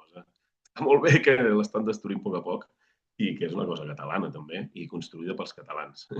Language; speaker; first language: Catalan; native; Catalan